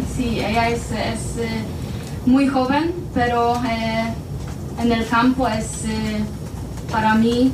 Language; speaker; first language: Spanish; non-native, learner; Polish